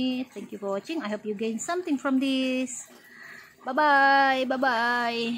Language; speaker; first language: English; non-native, fluent; Indonesian